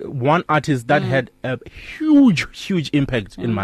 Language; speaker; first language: English; non-native, local second language; Northern Sotho